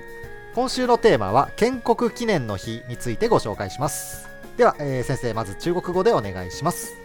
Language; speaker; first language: Japanese; native; Japanese